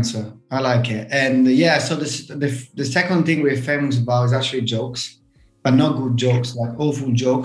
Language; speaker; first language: English; non-native, fluent; Italian